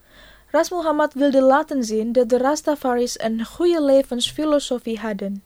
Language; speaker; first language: Dutch; non-native, fluent; Indonesian